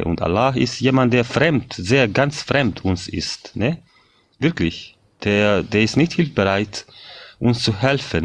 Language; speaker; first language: German; non-native, fluent; Bosnian